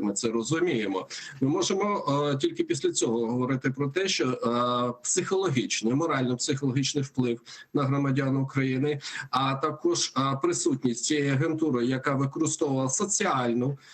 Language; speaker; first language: Ukrainian; native; Ukrainian